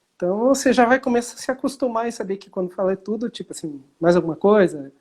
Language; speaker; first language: Portuguese; native; Portuguese